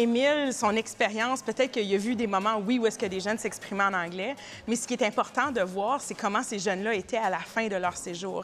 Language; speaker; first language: French; native; French